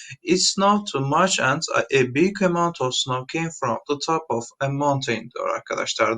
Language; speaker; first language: English; non-native, fluent; Turkish